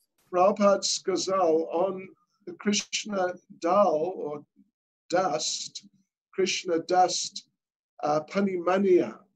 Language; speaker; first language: Russian; non-native, learner; English